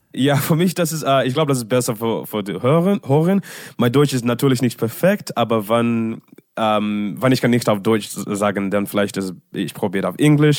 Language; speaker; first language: German; non-native, learner; English